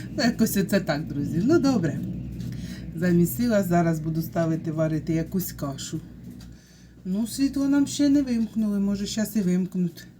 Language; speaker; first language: Ukrainian; non-native, local second language; Russian